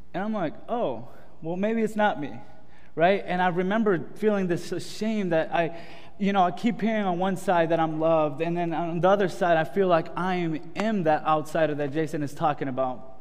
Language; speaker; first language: English; early bilingual, other home language; Spanish